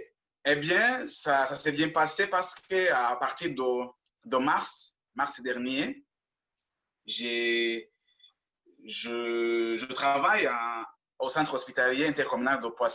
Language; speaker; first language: French; non-native, local second language; Kinyarwanda